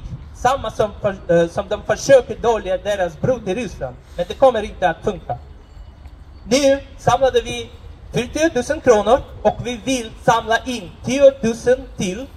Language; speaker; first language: Swedish; non-native, fluent; Russian